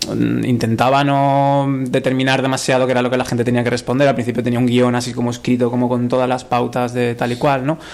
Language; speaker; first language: Spanish; native; Spanish